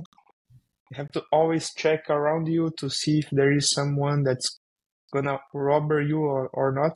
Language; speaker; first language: English; non-native, fluent; Portuguese